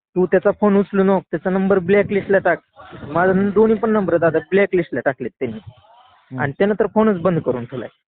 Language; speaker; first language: Marathi; native; Marathi